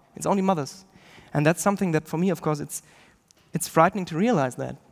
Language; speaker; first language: English; non-native, fluent; German